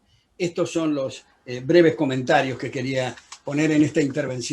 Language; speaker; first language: Spanish; native; Spanish